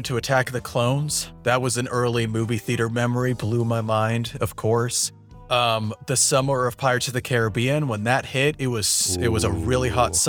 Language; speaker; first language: English; native; English